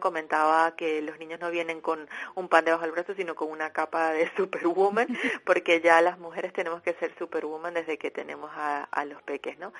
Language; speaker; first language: Spanish; native; Spanish